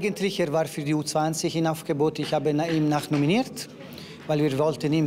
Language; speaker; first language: German; non-native, local second language; Italian